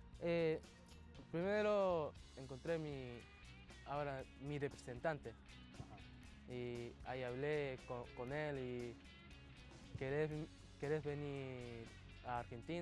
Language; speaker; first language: Spanish; non-native, fluent; Japanese